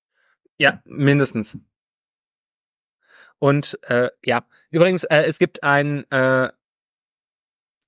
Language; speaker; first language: German; native; German